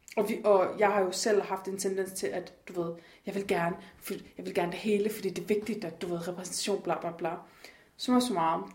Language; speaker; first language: Danish; native; Danish